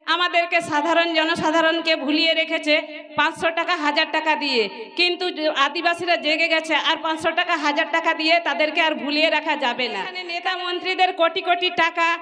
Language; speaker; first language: Bangla; non-native, local second language; Santali